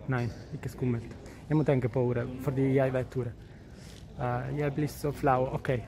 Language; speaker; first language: Norwegian; non-native, learner; Italian